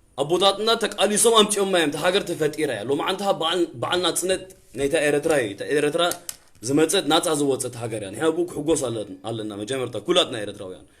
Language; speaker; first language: Tigrinya; early bilingual, heritage; Tigrinya